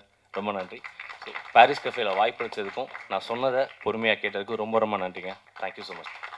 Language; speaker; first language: Tamil; native; Tamil